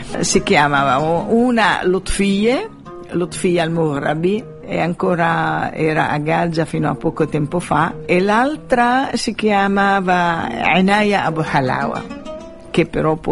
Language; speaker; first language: Italian; non-native, fluent; Arabic